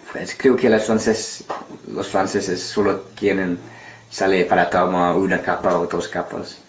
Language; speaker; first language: Spanish; non-native, learner; English